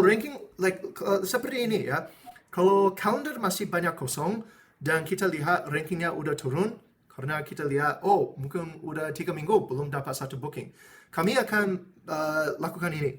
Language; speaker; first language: Indonesian; non-native, fluent; English